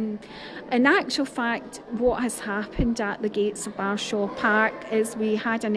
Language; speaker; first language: English; native; English